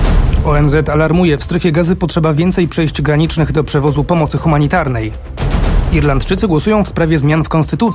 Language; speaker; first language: Polish; native; Polish